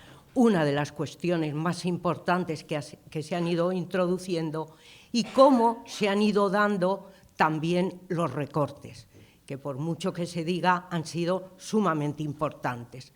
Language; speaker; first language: Spanish; native; Spanish